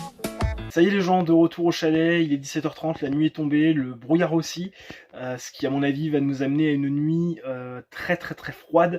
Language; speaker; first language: French; native; French